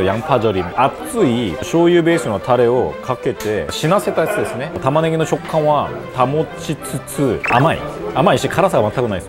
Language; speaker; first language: Japanese; non-native, fluent; Korean